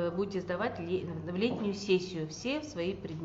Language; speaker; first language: Russian; non-native, local second language; Kazakh